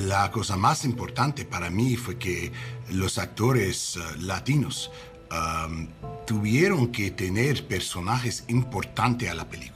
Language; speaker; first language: Spanish; non-native, learner; English